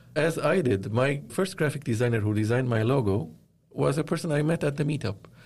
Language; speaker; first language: English; non-native, fluent; Arabic